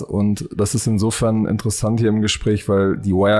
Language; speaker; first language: German; native; German